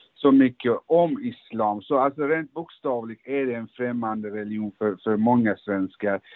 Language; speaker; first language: Swedish; early bilingual, other home language; Persian